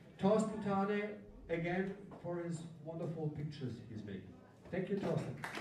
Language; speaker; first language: English; non-native, fluent; German